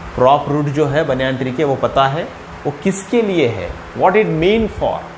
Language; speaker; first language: Hindi; non-native, local second language; Marathi